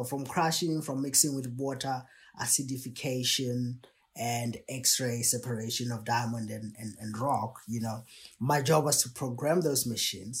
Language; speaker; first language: English; non-native, local second language; Tswana